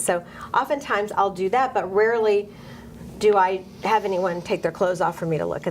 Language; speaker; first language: English; native; English